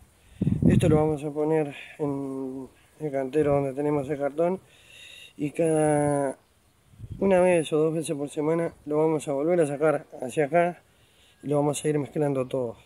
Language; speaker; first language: Spanish; native; Spanish